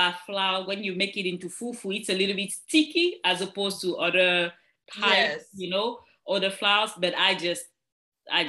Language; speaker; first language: English; non-native, local second language; French